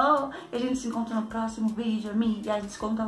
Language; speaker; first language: Portuguese; native; Portuguese